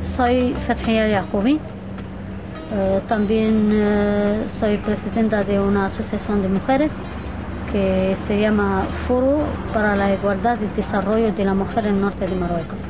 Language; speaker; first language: Spanish; non-native, fluent; Arabic